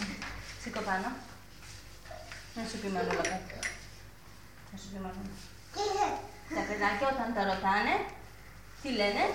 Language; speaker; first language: Greek; native; Greek